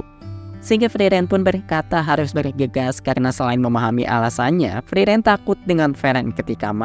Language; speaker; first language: Indonesian; native; Indonesian